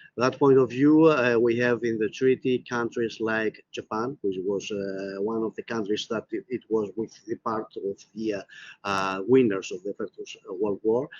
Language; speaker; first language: English; non-native, fluent; Greek